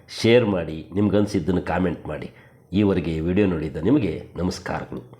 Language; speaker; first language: Kannada; native; Kannada